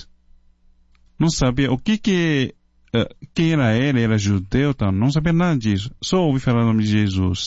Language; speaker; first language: Portuguese; non-native, fluent; Chinese